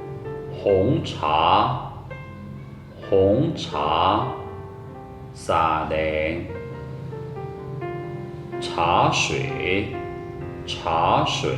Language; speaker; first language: Chinese; non-native, fluent; Lao